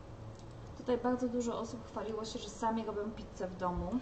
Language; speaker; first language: Polish; native; Polish